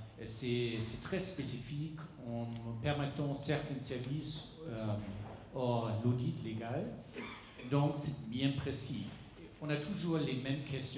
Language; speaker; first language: French; non-native, fluent; German